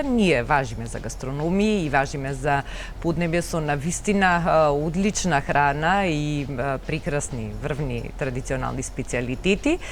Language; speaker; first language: Macedonian; native; Macedonian